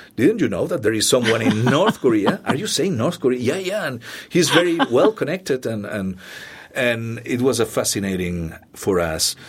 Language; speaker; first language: English; non-native, fluent; Spanish